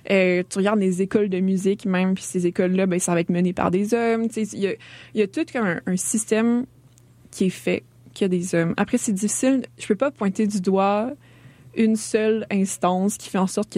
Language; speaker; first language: French; native; French